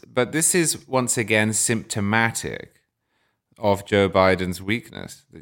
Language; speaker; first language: English; native; English